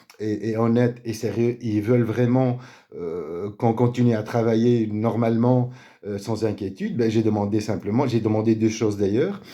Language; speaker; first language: French; native; French